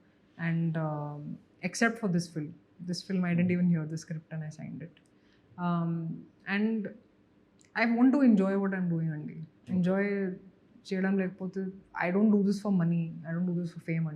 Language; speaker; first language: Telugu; non-native, local second language; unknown